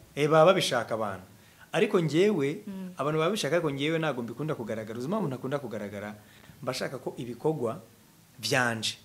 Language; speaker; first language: Kinyarwanda; native; Kinyarwanda